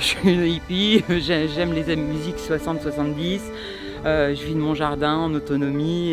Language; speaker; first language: French; native; French